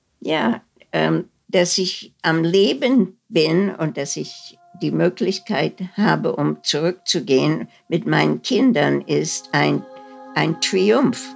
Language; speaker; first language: German; early bilingual, heritage; German